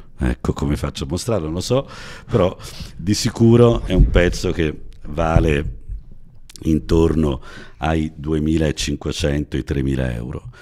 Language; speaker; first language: Italian; native; Italian